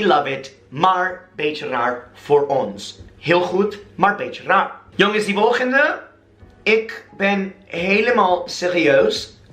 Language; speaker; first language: Dutch; non-native, learner; English